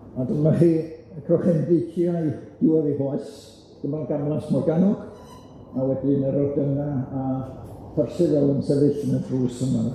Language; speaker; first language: Welsh; native; Welsh